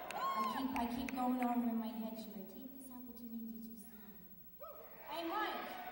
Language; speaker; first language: English; native; English